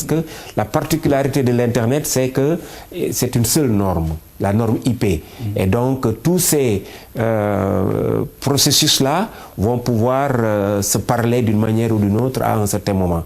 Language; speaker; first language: French; non-native, local second language; Wolof